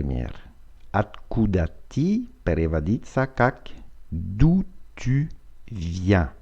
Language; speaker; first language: Russian; non-native, fluent; French